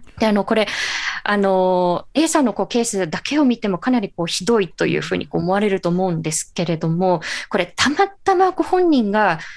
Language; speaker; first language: Japanese; native; Japanese